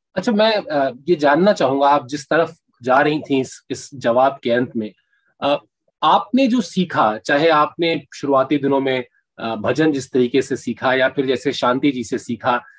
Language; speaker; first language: Hindi; native; Hindi